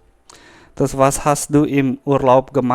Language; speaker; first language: German; non-native, fluent; Indonesian